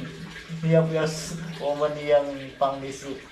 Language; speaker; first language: Chinese; non-native, learner; Filipino